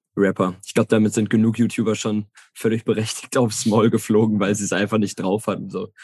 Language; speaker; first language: German; native; German